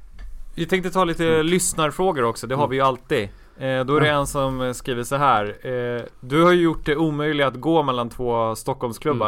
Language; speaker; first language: Swedish; native; Swedish